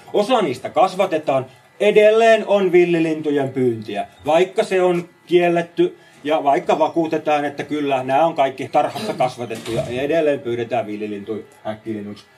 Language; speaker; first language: Finnish; native; Finnish